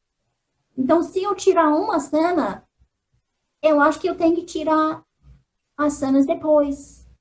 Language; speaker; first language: Portuguese; non-native, fluent; English